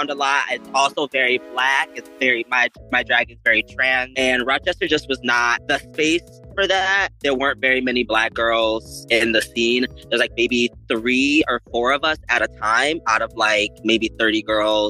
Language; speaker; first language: English; native; English